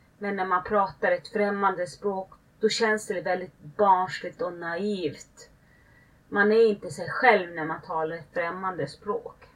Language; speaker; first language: Swedish; early bilingual, other home language; Finnish